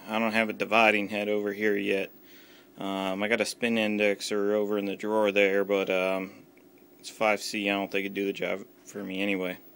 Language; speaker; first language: English; native; English